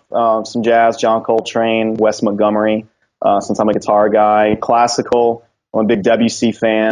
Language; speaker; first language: English; native; English